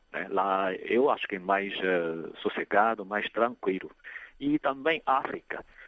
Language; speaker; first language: Portuguese; non-native, fluent; Chinese